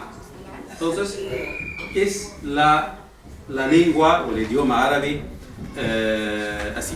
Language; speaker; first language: Spanish; non-native, fluent; Arabic